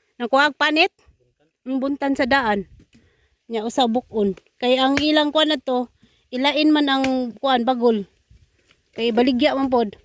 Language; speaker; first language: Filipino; non-native, local second language; Cebuano